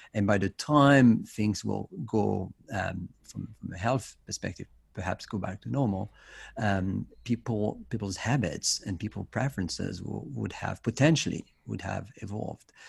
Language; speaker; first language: English; non-native, fluent; French